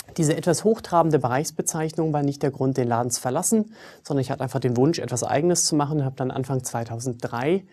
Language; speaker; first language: German; early bilingual, other home language; English